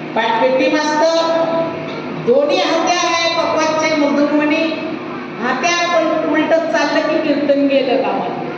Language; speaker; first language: Marathi; non-native, local second language; Rajasthani